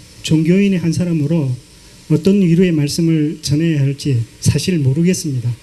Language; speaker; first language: Korean; native; Korean